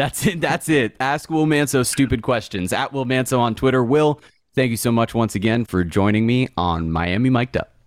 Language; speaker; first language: English; native; English